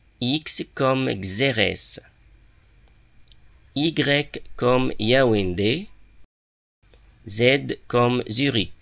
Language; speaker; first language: French; non-native, fluent; Arabic